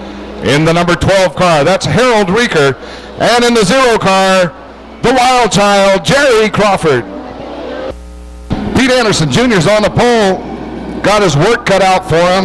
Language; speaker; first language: English; native; English